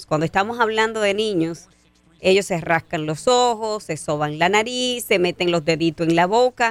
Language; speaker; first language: Spanish; native; Spanish